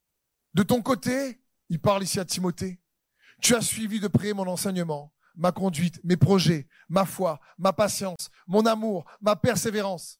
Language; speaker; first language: French; native; French